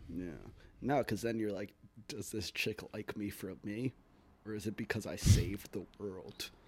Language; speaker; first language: English; native; English